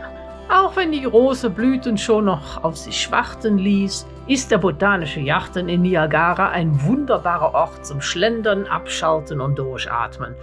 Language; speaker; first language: German; native; German